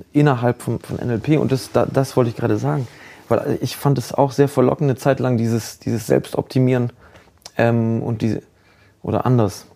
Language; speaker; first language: German; early bilingual, other home language; Polish